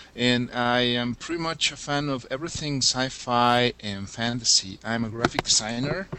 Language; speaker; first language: English; non-native, fluent; Spanish